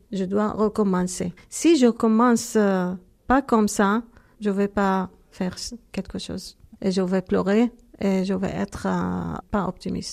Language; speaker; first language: French; non-native, learner; Arabic